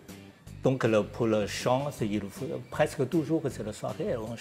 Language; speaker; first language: French; non-native, learner; Chinese